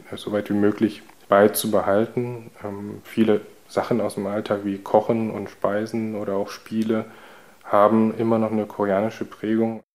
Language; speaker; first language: German; early bilingual, heritage; Korean